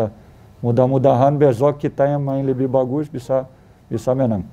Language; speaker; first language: Indonesian; non-native, fluent; Portuguese